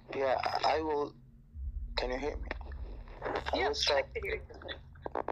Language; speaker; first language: English; non-native, fluent; Arabic